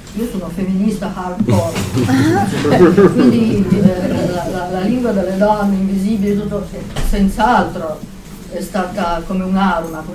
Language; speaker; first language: Italian; native; Italian